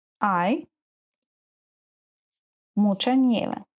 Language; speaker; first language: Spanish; non-native, learner; Ukrainian